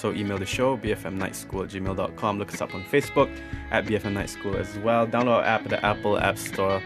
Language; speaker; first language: English; non-native, local second language; Malay